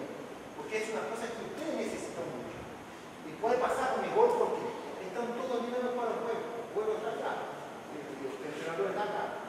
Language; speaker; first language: Spanish; non-native, fluent; Portuguese